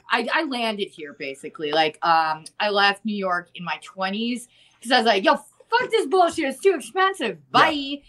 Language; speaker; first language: English; native; English